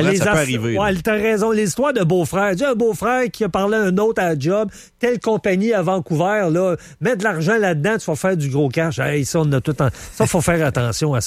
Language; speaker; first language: French; native; French